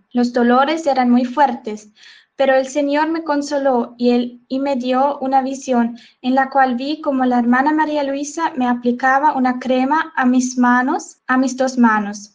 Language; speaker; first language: Spanish; non-native, fluent; Swiss German